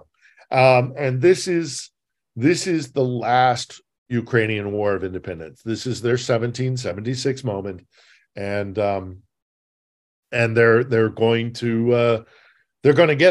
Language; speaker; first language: English; native; English